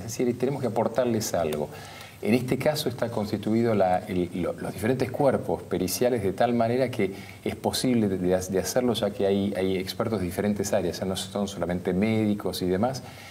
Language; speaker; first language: Spanish; native; Spanish